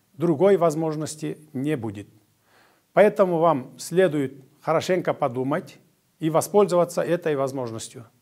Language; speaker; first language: Russian; non-native, local second language; Kyrgyz